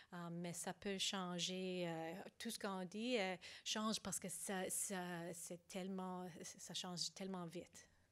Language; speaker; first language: French; non-native, fluent; English